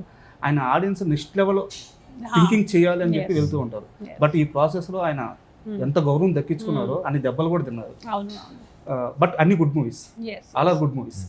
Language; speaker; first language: Telugu; native; Telugu